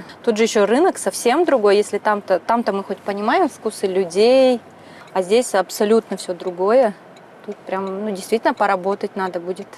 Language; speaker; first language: Russian; native; Russian